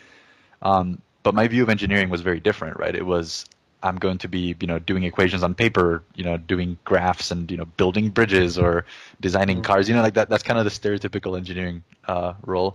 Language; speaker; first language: English; early bilingual, other home language; Spanish